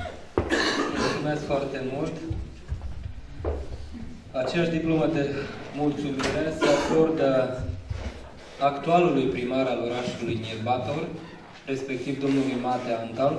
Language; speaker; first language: Romanian; native; Romanian